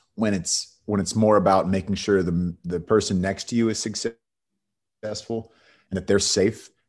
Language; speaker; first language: English; native; English